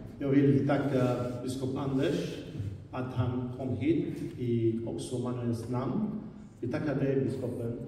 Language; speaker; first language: Swedish; non-native, fluent; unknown